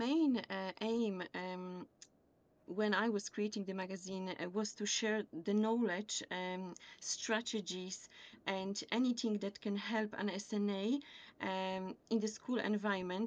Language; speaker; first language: English; non-native, fluent; Polish